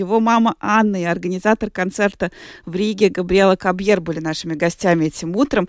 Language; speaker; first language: Russian; native; Russian